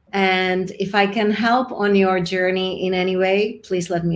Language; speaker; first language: English; non-native, fluent; Czech